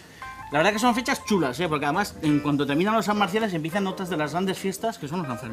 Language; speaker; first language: Spanish; native; Spanish